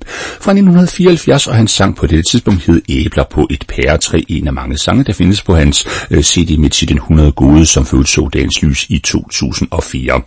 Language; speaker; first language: Danish; native; Danish